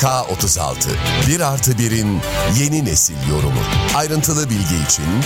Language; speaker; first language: Turkish; native; Turkish